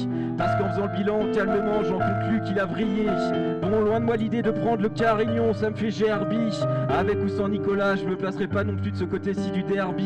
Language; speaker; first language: French; native; French